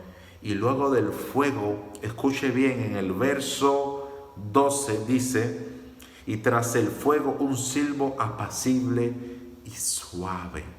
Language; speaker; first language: Spanish; native; Spanish